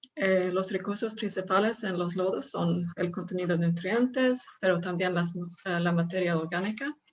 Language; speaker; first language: Spanish; non-native, fluent; Swedish